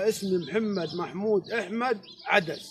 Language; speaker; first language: Arabic; native; Arabic